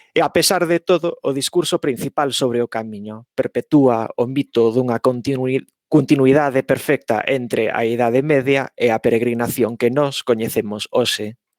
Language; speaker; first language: Galician; non-native, fluent; English